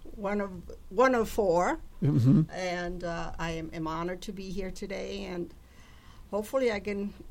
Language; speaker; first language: English; early bilingual, other home language; Italian